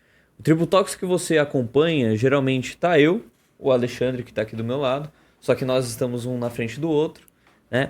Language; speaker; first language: Portuguese; native; Portuguese